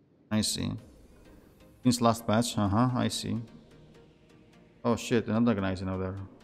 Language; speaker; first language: English; non-native, fluent; Italian